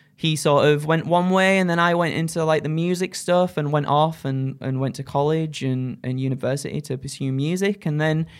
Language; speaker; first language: English; native; English